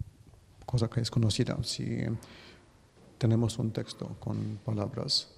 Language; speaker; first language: Spanish; non-native, fluent; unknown